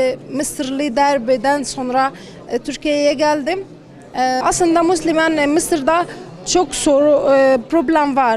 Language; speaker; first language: Turkish; non-native, learner; Arabic